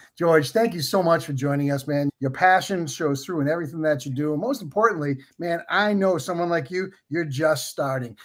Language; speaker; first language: English; native; English